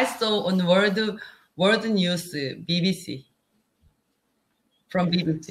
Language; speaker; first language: English; non-native, learner; Korean